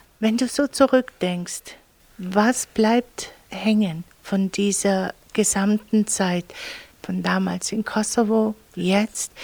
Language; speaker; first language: German; native; German